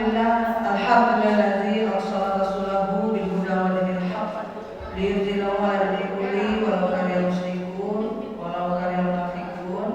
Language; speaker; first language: Indonesian; native; Indonesian